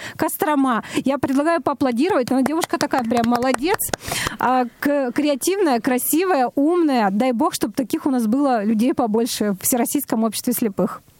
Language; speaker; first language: Russian; native; Russian